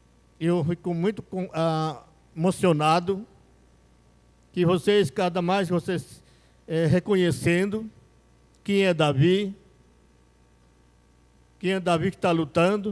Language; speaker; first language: Portuguese; non-native, local second language; Yanomámi